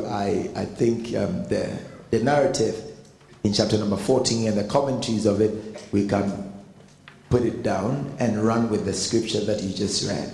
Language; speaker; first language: English; non-native, local second language; Akan